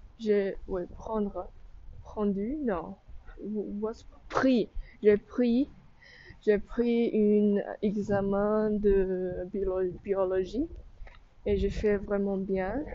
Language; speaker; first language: French; non-native, learner; English